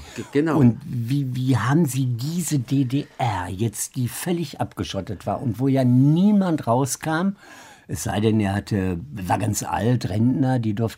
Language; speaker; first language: German; native; German